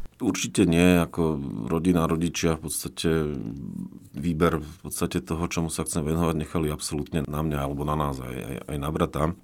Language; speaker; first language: Slovak; native; Slovak